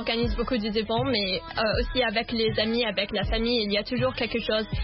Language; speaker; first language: French; non-native, learner; Arabic